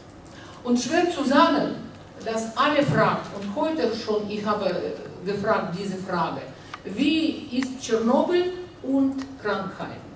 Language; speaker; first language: German; non-native, learner; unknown